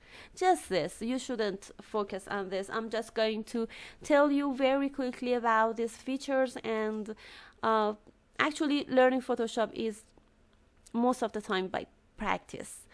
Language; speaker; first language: English; non-native, fluent; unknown